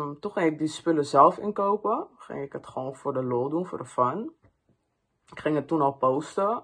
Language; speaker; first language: Dutch; early bilingual, other home language; Persian